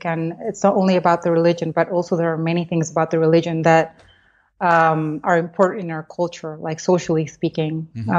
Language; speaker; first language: English; non-native, fluent; Spanish